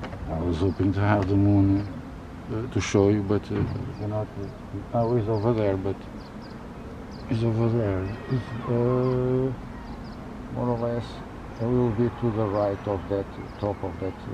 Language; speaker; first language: English; non-native, fluent; Portuguese